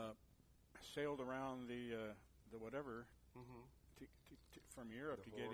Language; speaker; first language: English; native; English